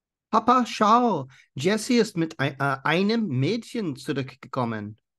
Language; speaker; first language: German; non-native, learner; English